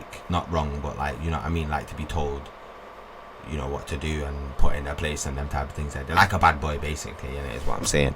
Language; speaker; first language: English; native; English